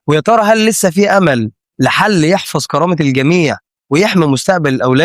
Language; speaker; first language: Arabic; native; Arabic